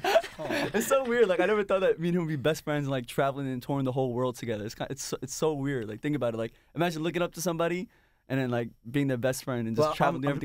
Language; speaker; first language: English; native; English